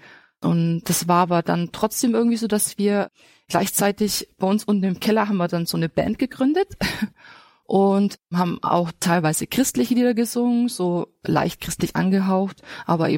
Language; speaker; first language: German; native; German